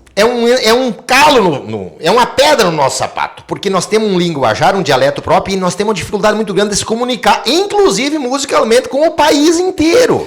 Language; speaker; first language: Portuguese; native; Portuguese